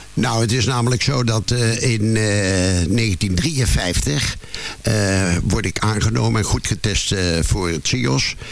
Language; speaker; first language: Dutch; native; Dutch